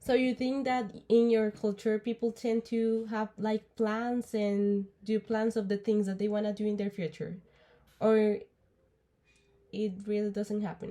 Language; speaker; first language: English; non-native, learner; Spanish